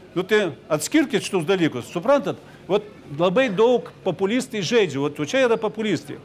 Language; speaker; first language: Lithuanian; non-native, fluent; Ukrainian